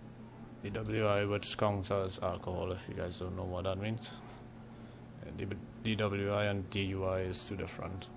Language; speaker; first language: English; native; English